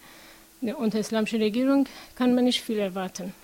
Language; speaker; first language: German; non-native, learner; Persian